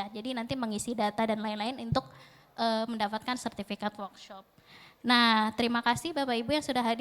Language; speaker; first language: Indonesian; native; Indonesian